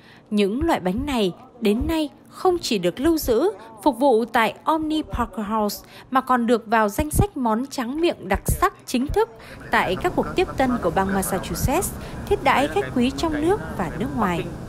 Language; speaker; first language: Vietnamese; native; Vietnamese